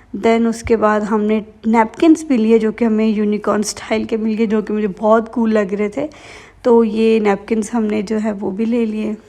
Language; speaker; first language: Urdu; native; Urdu